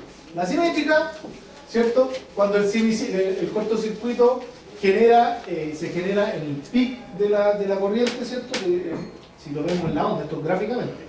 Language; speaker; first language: Spanish; native; Spanish